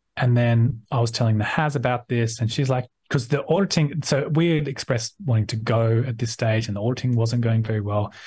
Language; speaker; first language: English; native; English